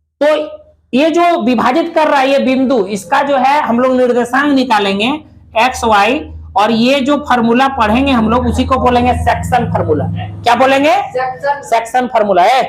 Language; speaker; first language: Hindi; native; Hindi